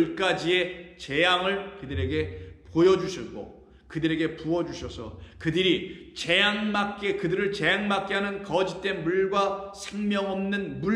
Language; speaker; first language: Korean; native; Korean